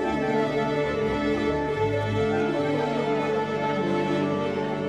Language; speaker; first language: English; early bilingual, other home language; Haitian Creole